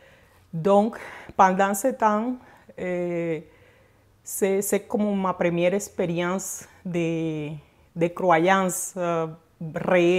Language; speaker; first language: French; non-native, fluent; Spanish